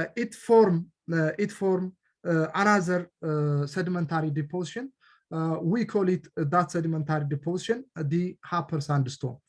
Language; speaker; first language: English; non-native, local second language; Amharic